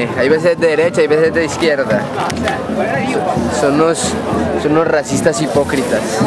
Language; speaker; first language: Spanish; native; Spanish